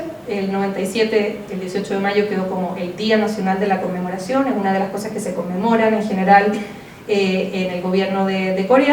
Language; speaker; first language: Spanish; native; Spanish